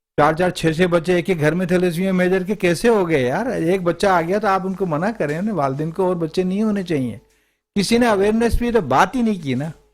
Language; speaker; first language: Urdu; native; Urdu